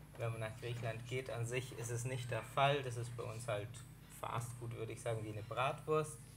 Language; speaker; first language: German; early bilingual, other home language; Greek